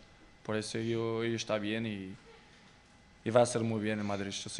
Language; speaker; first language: Spanish; non-native, fluent; Portuguese